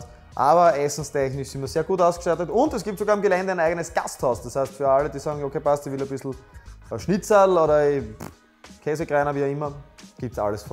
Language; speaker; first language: German; native; German